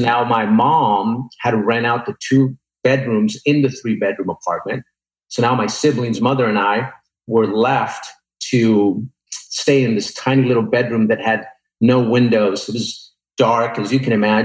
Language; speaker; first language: English; native; English